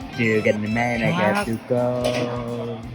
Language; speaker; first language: Thai; non-native, learner; Japanese